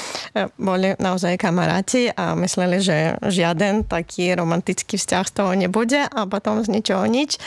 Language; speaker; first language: Slovak; non-native, fluent; Latvian